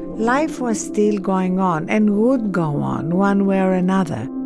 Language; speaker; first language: English; non-native, fluent; Greek